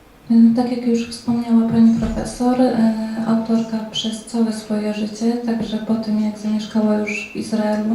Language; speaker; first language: Polish; native; Polish